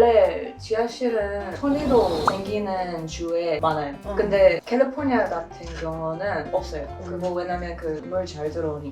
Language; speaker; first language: Korean; non-native, fluent; English